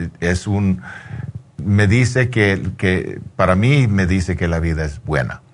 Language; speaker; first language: Spanish; early bilingual, heritage; English